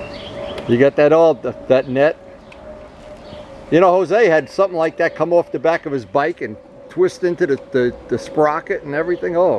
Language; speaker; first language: English; native; English